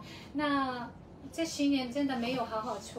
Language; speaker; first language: Chinese; non-native, fluent; Japanese